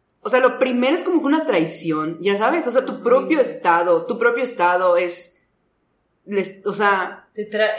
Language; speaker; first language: Spanish; native; Spanish